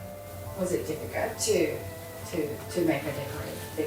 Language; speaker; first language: English; non-native, learner; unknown